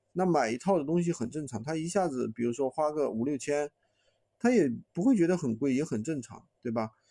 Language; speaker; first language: Chinese; native; Chinese